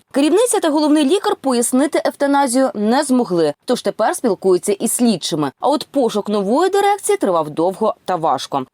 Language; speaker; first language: Ukrainian; native; Ukrainian